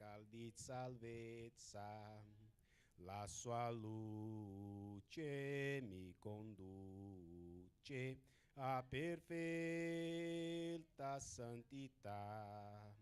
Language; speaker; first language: Italian; non-native, learner; Portuguese